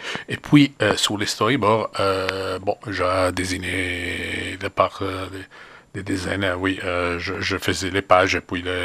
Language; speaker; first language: French; non-native, fluent; Italian